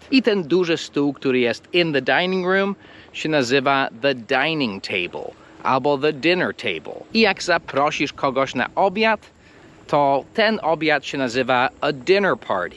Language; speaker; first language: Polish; non-native, fluent; English